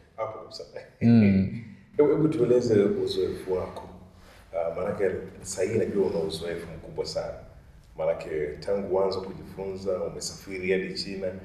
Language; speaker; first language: Swahili; native; Swahili